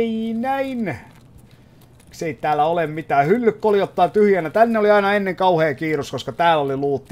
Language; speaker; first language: Finnish; native; Finnish